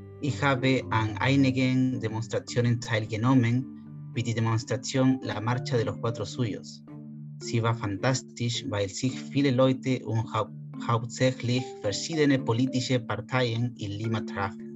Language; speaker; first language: German; non-native, fluent; Spanish